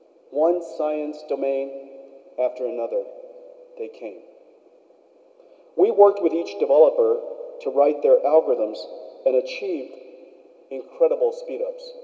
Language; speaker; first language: English; early bilingual, other home language; Min Nan Chinese